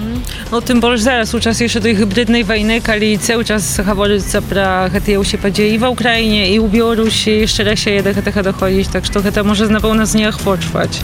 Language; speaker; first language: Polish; non-native, learner; Belarusian